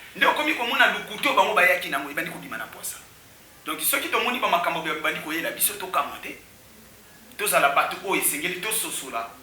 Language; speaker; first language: Lingala; non-native, local second language; Kongo